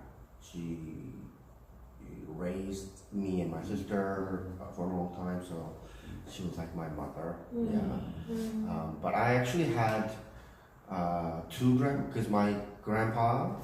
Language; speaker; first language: English; early bilingual, other home language; Korean